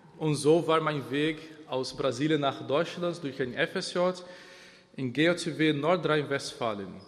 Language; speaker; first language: German; non-native, fluent; Portuguese